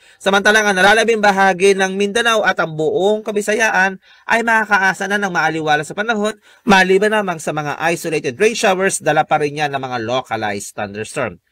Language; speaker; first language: Filipino; native; Filipino